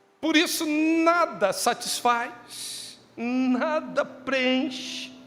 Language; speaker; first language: Portuguese; native; Portuguese